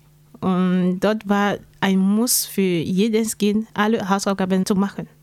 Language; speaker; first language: German; non-native, learner; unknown